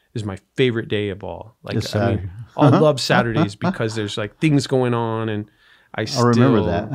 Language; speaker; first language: English; native; English